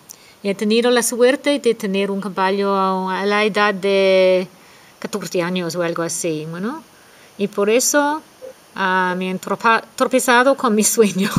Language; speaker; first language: Spanish; non-native, fluent; English